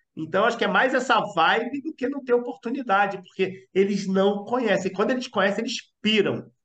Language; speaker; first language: Portuguese; native; Portuguese